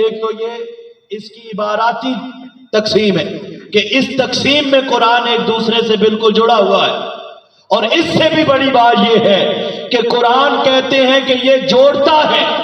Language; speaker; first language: Urdu; non-native, local second language; Punjabi